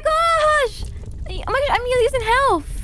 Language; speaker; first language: English; native; English